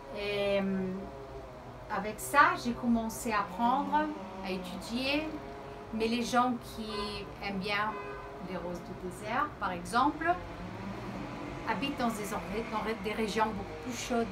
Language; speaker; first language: French; early bilingual, heritage; Portuguese